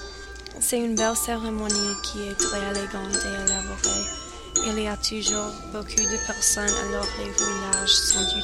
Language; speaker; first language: French; non-native, learner; English